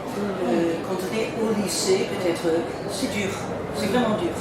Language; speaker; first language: French; non-native, learner; English